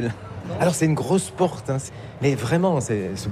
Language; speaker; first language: French; native; French